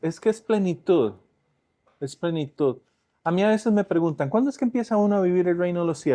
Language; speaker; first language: Spanish; native; Spanish